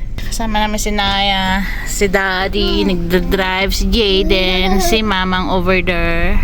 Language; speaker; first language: Filipino; non-native, local second language; Pampanga